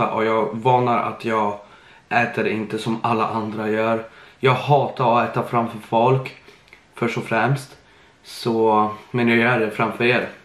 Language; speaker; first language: Swedish; early bilingual, other home language; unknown